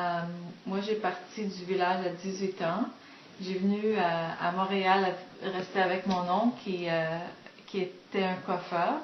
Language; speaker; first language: French; non-native, fluent; Greek